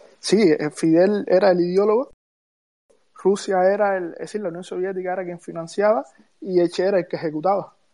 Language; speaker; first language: Spanish; native; Spanish